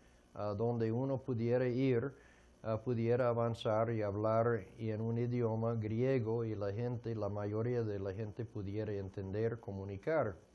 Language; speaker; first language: Spanish; non-native, fluent; English